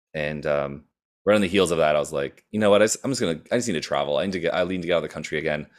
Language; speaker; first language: English; native; English